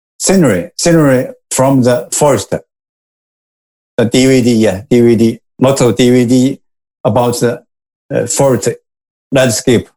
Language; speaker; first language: English; non-native, learner; Japanese